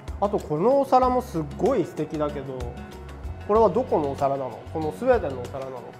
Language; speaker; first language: Japanese; native; Japanese